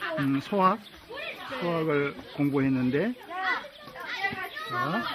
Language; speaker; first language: Korean; native; Korean